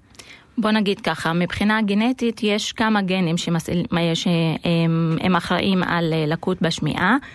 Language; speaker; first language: Hebrew; non-native, local second language; Arabic